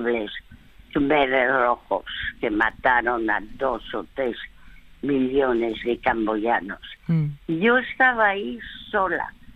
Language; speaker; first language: Spanish; early bilingual, other home language; French